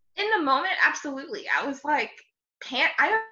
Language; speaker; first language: English; native; English